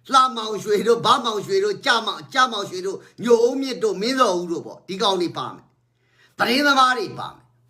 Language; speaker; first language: Burmese; native; Burmese